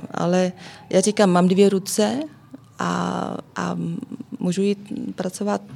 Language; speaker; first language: Czech; non-native, fluent; Vietnamese